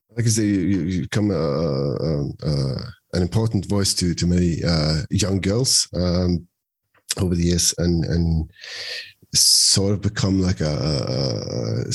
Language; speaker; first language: English; non-native, fluent; Norwegian